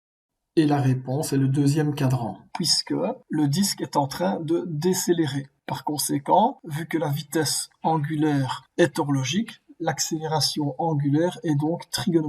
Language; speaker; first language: French; native; French